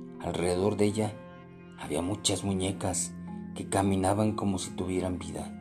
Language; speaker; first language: Spanish; native; Spanish